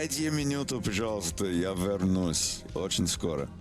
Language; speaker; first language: Russian; non-native, learner; English